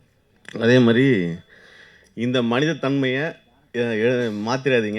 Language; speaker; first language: Tamil; native; Tamil